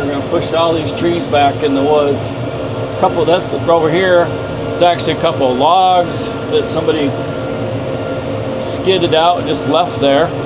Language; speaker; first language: English; native; English